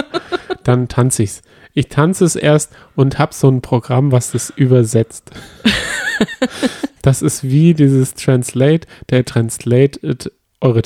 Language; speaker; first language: German; native; German